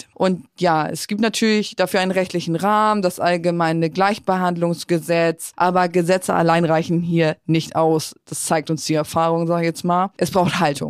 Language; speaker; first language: German; native; German